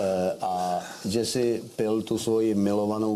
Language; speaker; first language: Czech; native; Czech